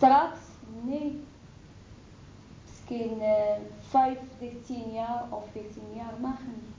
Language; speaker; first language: Dutch; non-native, learner; Arabic